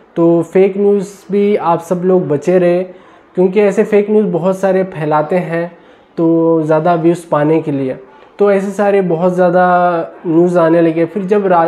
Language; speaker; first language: Hindi; non-native, local second language; Urdu